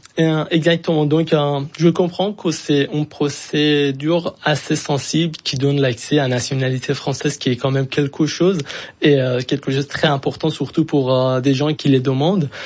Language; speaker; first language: French; non-native, fluent; Persian